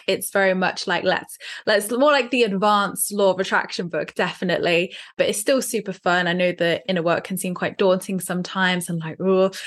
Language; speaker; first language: English; native; English